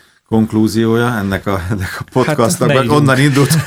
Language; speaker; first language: Hungarian; native; Hungarian